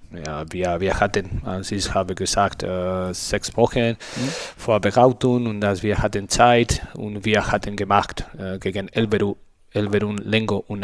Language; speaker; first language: German; non-native, learner; Spanish